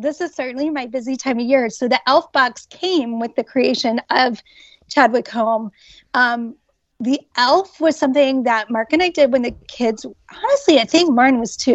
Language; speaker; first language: English; native; English